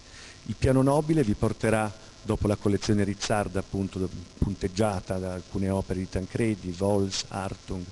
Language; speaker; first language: Italian; native; Italian